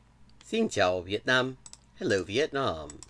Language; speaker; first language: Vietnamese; non-native, learner; English